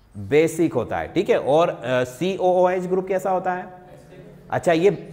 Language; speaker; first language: Hindi; native; Hindi